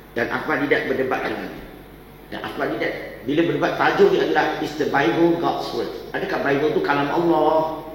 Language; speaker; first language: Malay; non-native, local second language; Chinese